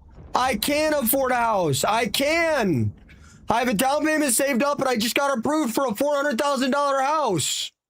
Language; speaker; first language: English; native; English